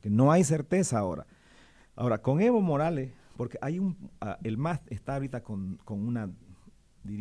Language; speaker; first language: Spanish; native; Spanish